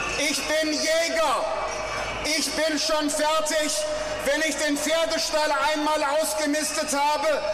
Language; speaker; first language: German; native; German